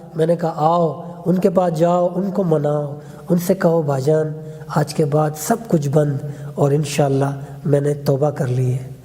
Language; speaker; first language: Urdu; native; Urdu